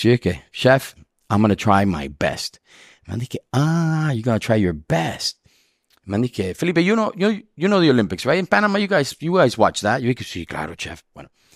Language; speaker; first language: English; non-native, fluent; Spanish